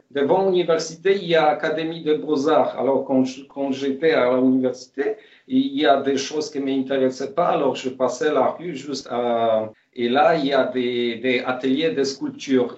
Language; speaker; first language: French; non-native, fluent; Polish